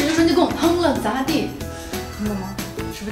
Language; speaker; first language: Chinese; native; Chinese